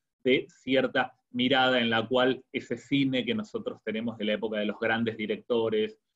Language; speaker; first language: Spanish; native; Spanish